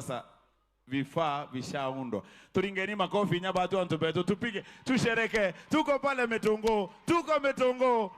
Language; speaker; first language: Swahili; non-native, local second language; Meru